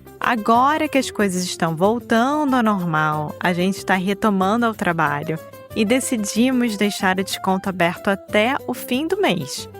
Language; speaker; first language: Portuguese; native; Portuguese